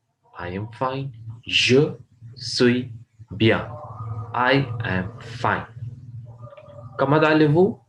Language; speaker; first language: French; non-native, fluent; Urdu